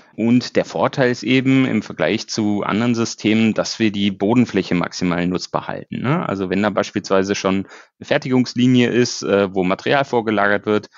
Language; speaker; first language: German; native; German